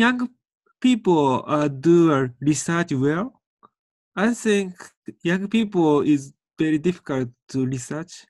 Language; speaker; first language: English; non-native, learner; Japanese